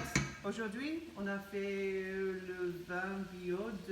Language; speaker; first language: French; non-native, learner; English